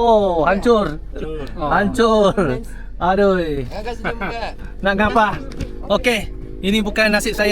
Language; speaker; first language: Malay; non-native, local second language; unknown